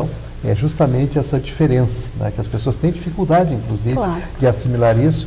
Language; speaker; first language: Portuguese; native; Portuguese